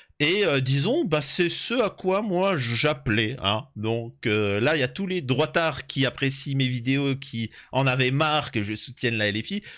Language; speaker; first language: French; early bilingual, other home language; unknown